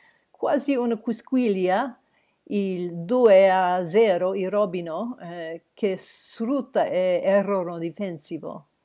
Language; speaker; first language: Italian; non-native, learner; English